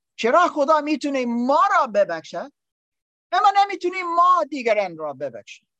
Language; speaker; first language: Persian; non-native, learner; English